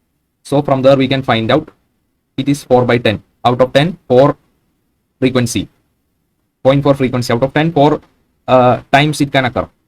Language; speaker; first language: English; non-native, local second language; Malayalam